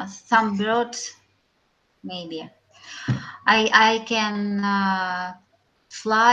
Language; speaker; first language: English; non-native, learner; Russian